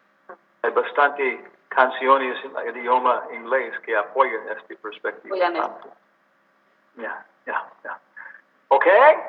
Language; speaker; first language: Spanish; non-native, learner; English